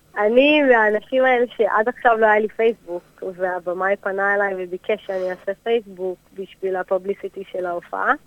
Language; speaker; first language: Hebrew; native; Hebrew